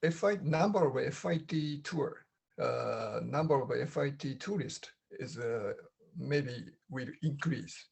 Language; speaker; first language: English; non-native, learner; Japanese